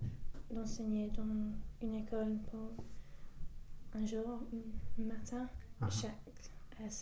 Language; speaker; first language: French; non-native, learner; English